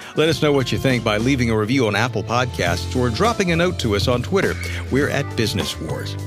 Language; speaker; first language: English; native; English